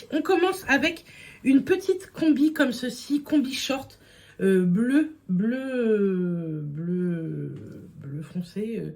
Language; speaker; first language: French; native; French